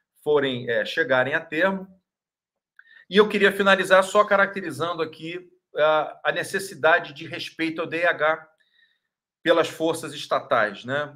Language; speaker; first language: Portuguese; native; Portuguese